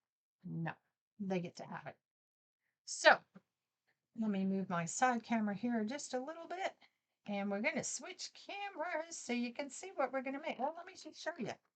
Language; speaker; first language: English; native; English